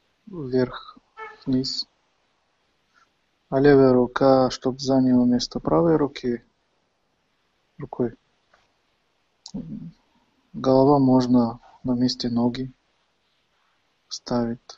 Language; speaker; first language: Russian; non-native, fluent; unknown